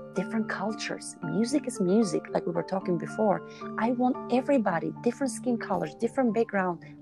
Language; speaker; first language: English; non-native, fluent; Albanian